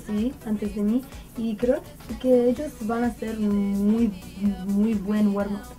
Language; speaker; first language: Spanish; non-native, learner; Romanian